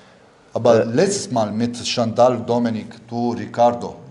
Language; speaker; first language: German; non-native, learner; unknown